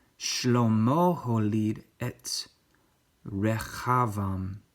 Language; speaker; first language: Hebrew; non-native, learner; English